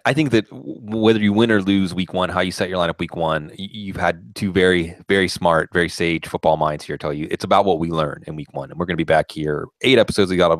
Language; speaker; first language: English; native; English